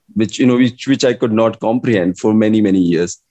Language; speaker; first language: English; non-native, local second language; Hindi